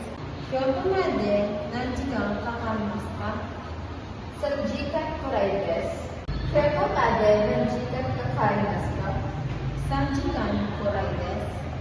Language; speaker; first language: Japanese; non-native, learner; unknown